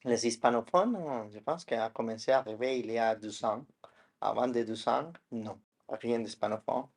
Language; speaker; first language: French; non-native, learner; Spanish